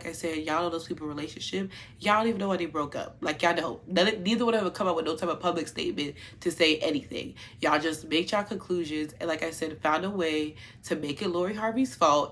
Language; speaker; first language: English; native; English